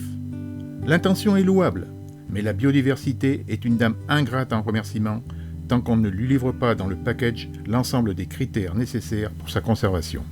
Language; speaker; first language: French; native; French